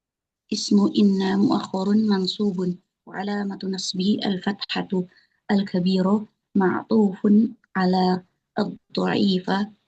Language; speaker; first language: Arabic; non-native, learner; Indonesian